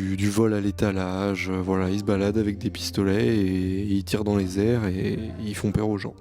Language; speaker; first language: French; native; French